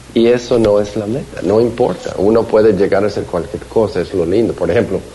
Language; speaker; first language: Spanish; early bilingual, heritage; Spanish